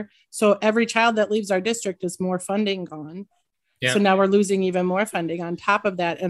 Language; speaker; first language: English; native; English